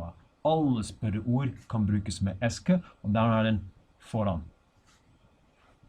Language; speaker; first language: Norwegian; non-native, fluent; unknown